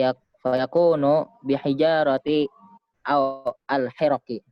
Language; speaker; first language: Arabic; non-native, learner; Indonesian